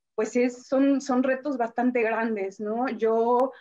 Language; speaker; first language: Spanish; native; Spanish